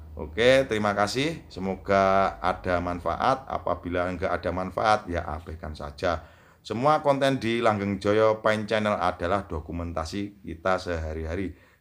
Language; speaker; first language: Indonesian; non-native, local second language; Javanese